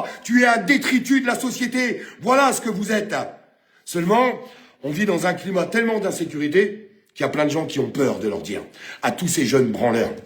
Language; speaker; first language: French; native; French